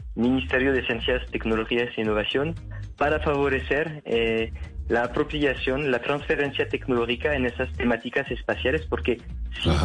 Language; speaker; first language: Spanish; non-native, fluent; French